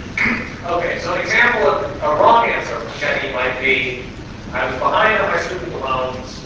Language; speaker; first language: English; native; English